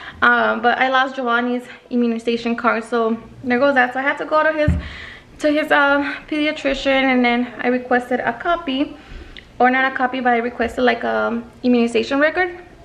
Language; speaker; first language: English; early bilingual, other home language; Spanish